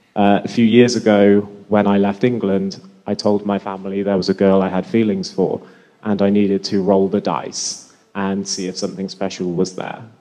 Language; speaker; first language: English; native; English